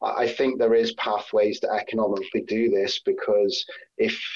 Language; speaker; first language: English; native; English